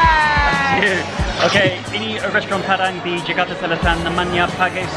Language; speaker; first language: Indonesian; non-native, learner; English